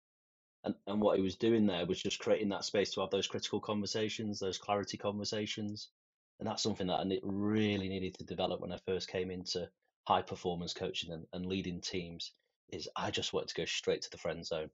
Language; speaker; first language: English; native; English